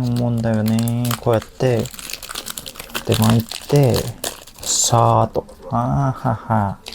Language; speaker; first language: Japanese; non-native, fluent; Korean